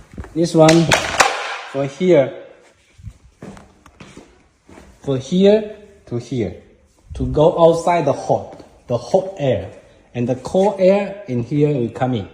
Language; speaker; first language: English; non-native, learner; Chinese